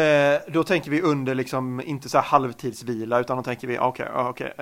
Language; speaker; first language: Swedish; native; Swedish